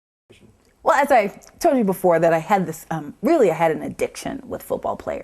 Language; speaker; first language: English; native; English